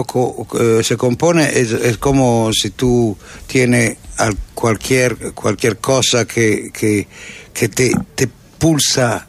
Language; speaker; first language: Spanish; non-native, learner; Italian